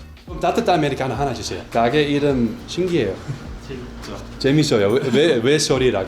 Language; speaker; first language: Korean; non-native, learner; Dutch